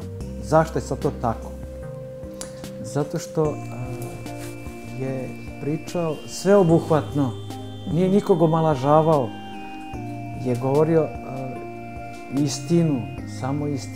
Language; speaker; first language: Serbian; early bilingual, other home language; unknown